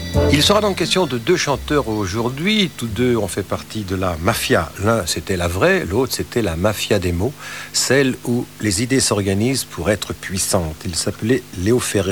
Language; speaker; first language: French; native; French